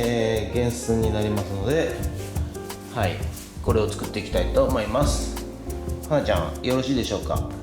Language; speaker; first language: Japanese; native; Japanese